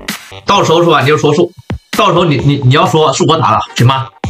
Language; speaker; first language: Chinese; native; Chinese